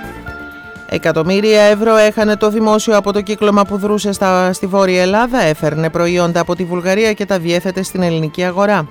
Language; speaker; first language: Greek; native; Greek